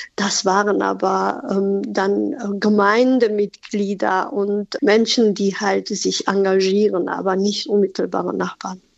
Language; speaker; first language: German; non-native, fluent; Albanian